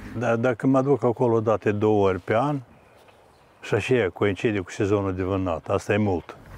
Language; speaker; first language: Romanian; native; Romanian